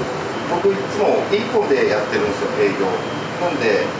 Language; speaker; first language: Japanese; native; Japanese